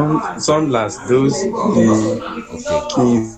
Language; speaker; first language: Spanish; non-native, learner; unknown